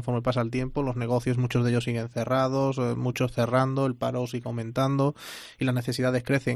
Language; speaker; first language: Spanish; native; Spanish